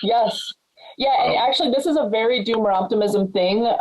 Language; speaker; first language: English; native; English